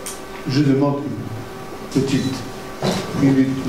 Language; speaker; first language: French; non-native, local second language; Arabic